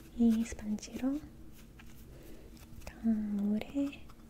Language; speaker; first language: Korean; non-native, learner; English